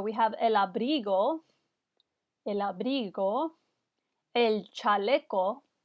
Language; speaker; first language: Spanish; non-native, fluent; English